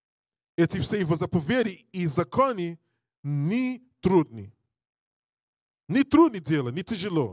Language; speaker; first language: Russian; non-native, learner; English